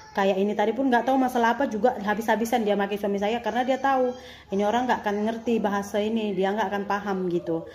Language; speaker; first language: Indonesian; native; Indonesian